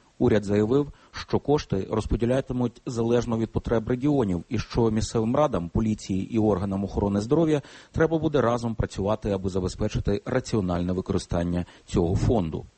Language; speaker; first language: Ukrainian; native; Ukrainian